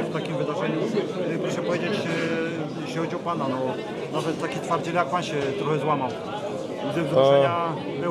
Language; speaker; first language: Polish; native; Polish